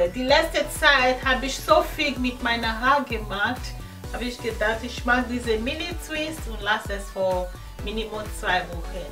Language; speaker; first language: German; non-native, learner; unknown